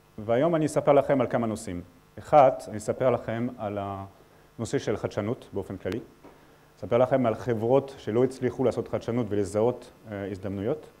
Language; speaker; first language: Hebrew; non-native, fluent; French